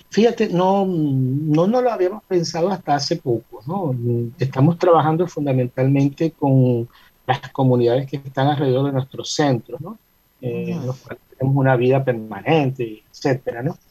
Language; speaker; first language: Spanish; native; Spanish